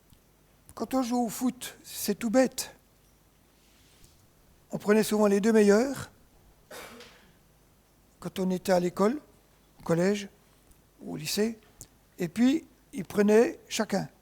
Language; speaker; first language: French; native; French